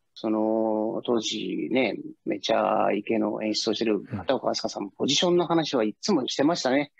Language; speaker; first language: Japanese; native; Japanese